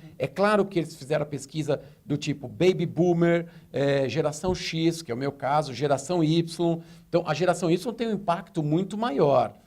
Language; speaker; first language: Portuguese; native; Portuguese